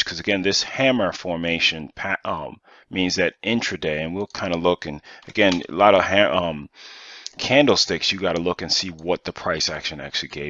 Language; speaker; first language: English; native; English